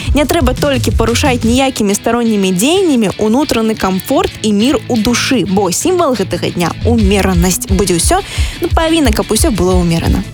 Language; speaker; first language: Belarusian; non-native, local second language; Russian